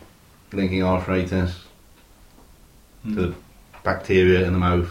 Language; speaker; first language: English; native; English